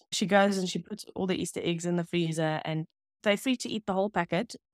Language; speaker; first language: English; non-native, local second language; Afrikaans